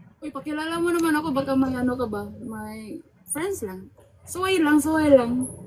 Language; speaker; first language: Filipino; non-native, local second language; Cebuano